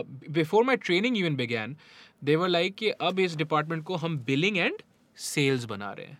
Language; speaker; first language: English; non-native, local second language; Hindi